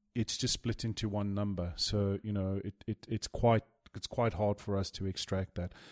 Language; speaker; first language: English; native; English